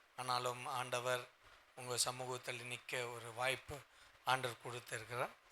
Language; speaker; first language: Tamil; non-native, local second language; Telugu